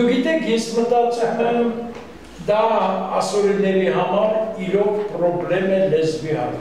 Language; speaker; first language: Armenian; non-native, local second language; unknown